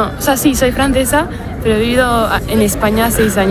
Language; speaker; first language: Spanish; non-native, fluent; French